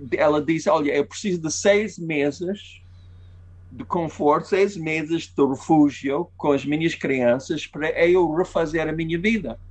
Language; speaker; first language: Portuguese; non-native, fluent; English